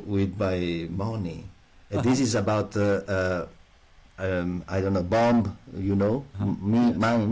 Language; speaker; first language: English; non-native, learner; Italian